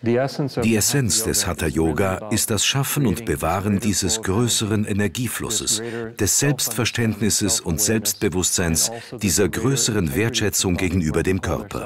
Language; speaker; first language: German; native; German